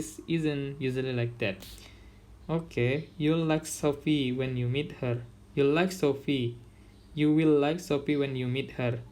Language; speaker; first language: English; non-native, fluent; Indonesian